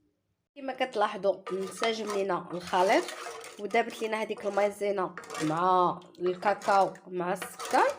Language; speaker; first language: Arabic; native; Arabic